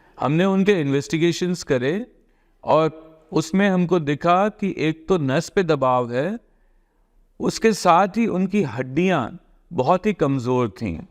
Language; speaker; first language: Hindi; native; Hindi